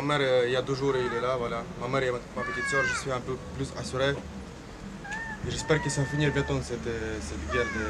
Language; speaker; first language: French; non-native, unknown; Ukrainian